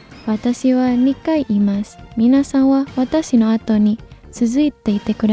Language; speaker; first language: Japanese; non-native, fluent; Indonesian